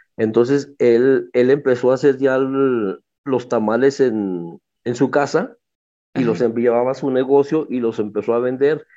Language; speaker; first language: Spanish; native; Spanish